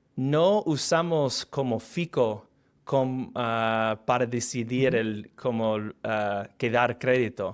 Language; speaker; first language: Spanish; non-native, fluent; English